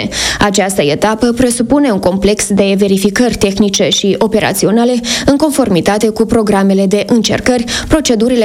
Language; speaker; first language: Romanian; native; Romanian